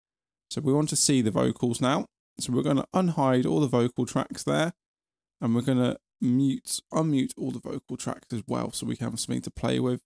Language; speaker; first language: English; native; English